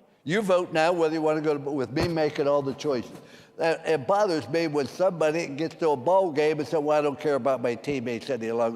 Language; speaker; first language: English; native; English